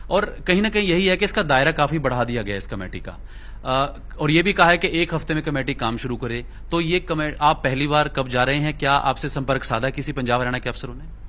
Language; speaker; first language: Hindi; non-native, local second language; Punjabi